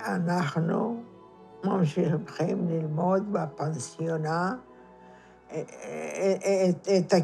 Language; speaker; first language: Hebrew; non-native, fluent; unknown